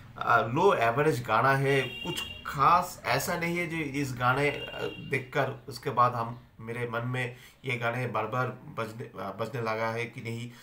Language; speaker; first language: Hindi; non-native, local second language; Bangla